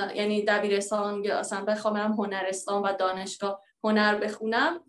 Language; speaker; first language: Persian; native; Persian